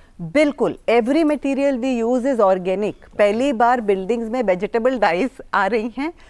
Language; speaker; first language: Hindi; non-native, local second language; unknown